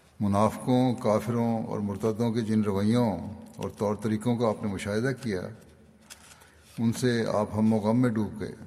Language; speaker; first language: Urdu; native; Urdu